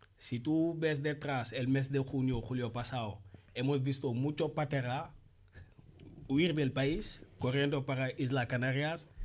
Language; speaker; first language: Spanish; non-native, learner; Wolof